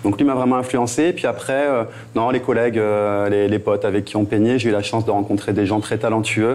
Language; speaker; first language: French; native; French